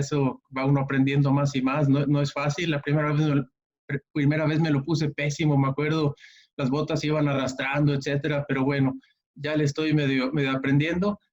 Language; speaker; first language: Spanish; native; Spanish